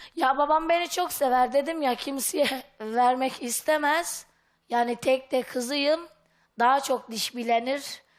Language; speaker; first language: Turkish; native; Turkish